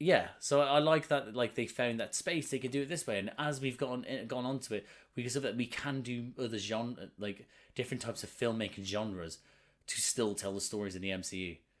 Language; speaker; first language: English; native; English